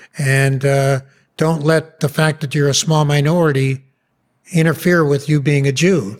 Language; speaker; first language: English; early bilingual, other home language; Yiddish